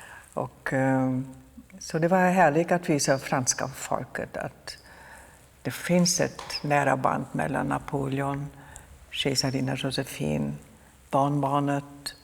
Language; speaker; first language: Swedish; non-native, fluent; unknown